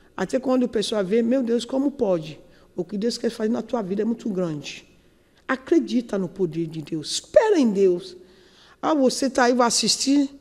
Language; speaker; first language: Portuguese; non-native, learner; Yoruba